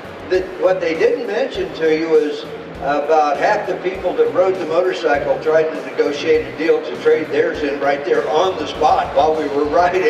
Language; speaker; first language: English; native; English